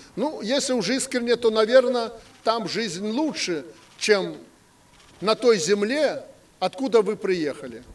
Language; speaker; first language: Russian; native; Russian